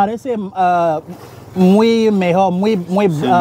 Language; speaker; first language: Spanish; non-native, learner; English